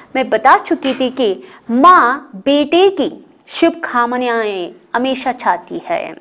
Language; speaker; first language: Hindi; non-native, local second language; Kannada